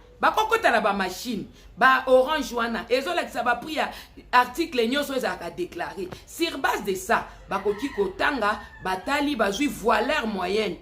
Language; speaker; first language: Lingala; native; Lingala